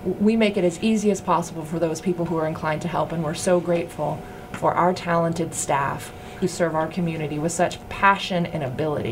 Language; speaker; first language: English; native; English